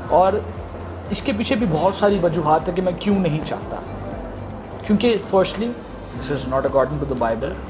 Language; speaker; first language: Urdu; native; Urdu